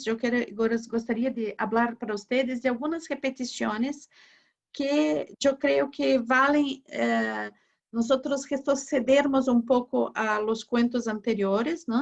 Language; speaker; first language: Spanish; non-native, learner; Portuguese